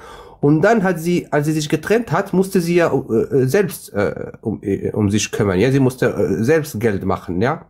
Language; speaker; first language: German; non-native, fluent; Arabic